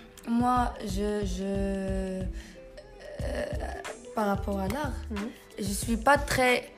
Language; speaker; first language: French; non-native, learner; Tachelhit